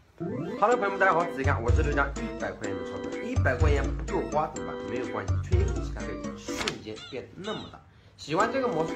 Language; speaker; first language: Chinese; native; Chinese